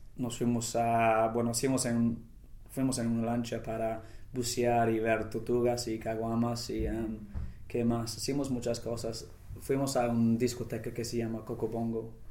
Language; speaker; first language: Spanish; non-native, fluent; English